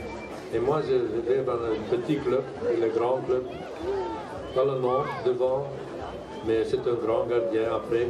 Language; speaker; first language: French; non-native, learner; Dutch